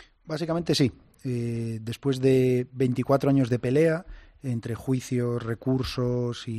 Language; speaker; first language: Spanish; native; Spanish